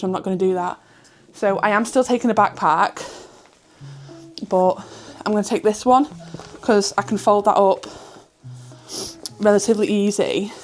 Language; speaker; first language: English; native; English